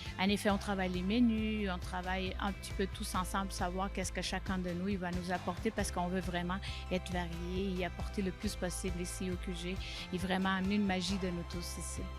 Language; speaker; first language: French; non-native, fluent; Portuguese